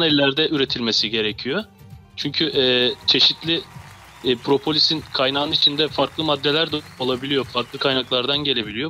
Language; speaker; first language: Turkish; native; Turkish